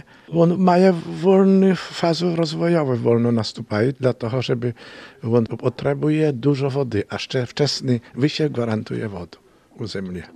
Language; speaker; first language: Polish; non-native, local second language; Ukrainian